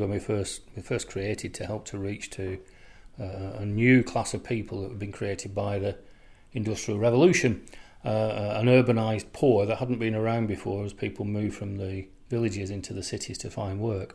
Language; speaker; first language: English; native; English